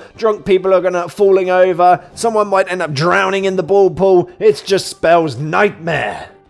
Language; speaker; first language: English; native; English